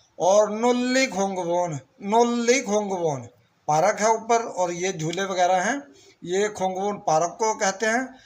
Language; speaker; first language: Urdu; native; Urdu